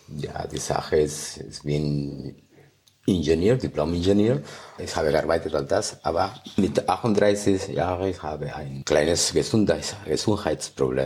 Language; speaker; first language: German; non-native, fluent; Spanish